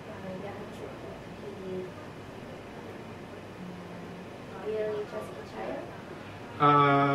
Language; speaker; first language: Russian; non-native, learner; English